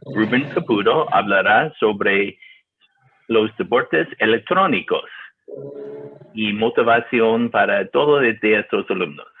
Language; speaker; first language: Spanish; non-native, learner; English